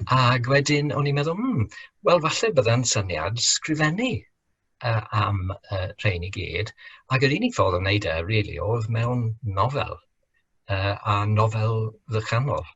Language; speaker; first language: Welsh; non-native, fluent; English